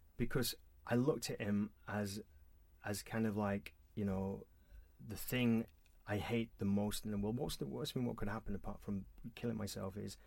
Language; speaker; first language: English; native; English